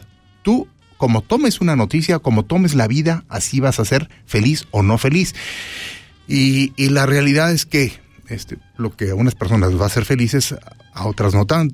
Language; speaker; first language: Spanish; native; Spanish